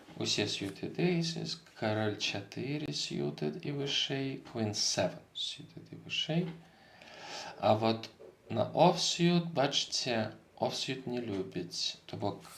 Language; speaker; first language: Belarusian; non-native, local second language; Russian